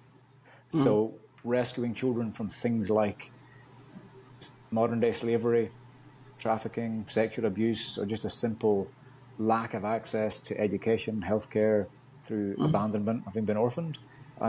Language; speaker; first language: English; native; English